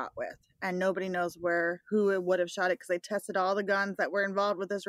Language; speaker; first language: English; native; English